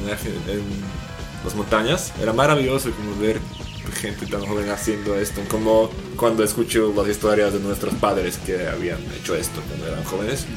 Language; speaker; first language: Spanish; non-native, fluent; Slovak